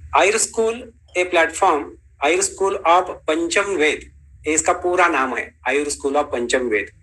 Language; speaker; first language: Hindi; non-native, local second language; Marathi